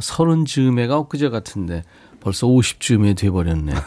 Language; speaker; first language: Korean; native; Korean